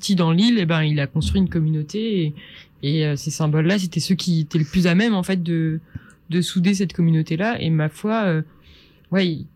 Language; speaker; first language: French; native; French